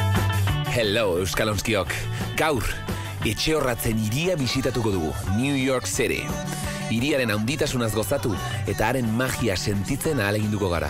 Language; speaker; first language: Basque; native; Basque